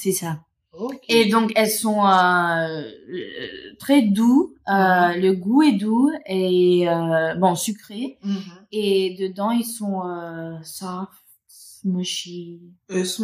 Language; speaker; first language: French; non-native, fluent; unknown